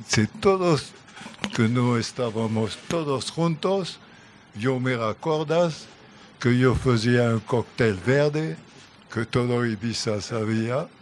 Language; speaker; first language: Spanish; non-native, learner; French